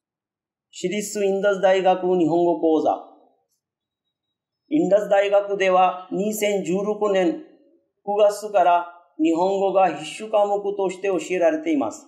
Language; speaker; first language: Japanese; non-native, fluent; Urdu